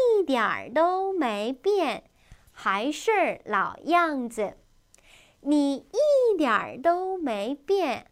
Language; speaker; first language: Chinese; non-native, fluent; Korean